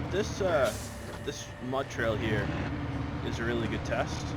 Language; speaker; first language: English; native; English